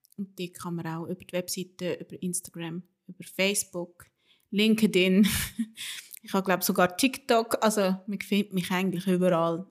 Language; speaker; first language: German; early bilingual, other home language; Spanish